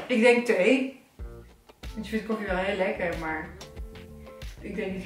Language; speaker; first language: Dutch; native; Dutch